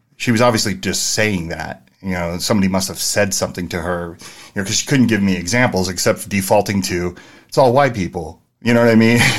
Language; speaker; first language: English; native; English